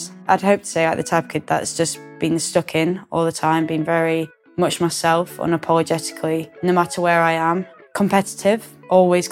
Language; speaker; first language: English; native; English